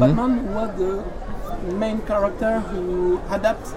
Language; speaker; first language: English; non-native, learner; French